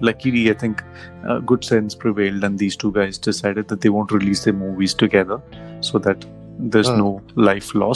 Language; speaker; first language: English; non-native, local second language; Tamil